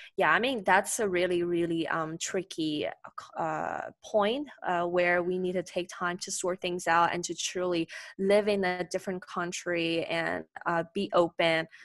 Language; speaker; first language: English; non-native, fluent; Chinese